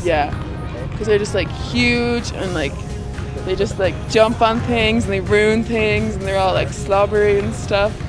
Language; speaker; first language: English; native; English